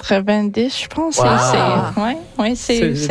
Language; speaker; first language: French; non-native, learner; English